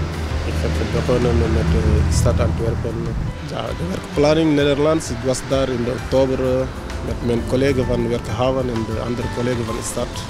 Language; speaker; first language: Dutch; non-native, learner; Wolof